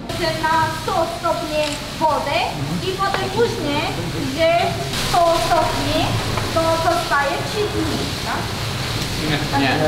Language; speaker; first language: Polish; non-native, learner; Korean